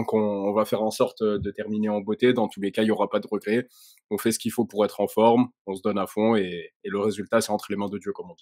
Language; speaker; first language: French; native; French